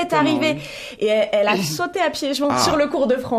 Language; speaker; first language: French; native; French